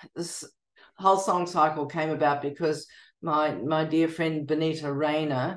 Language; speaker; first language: English; native; English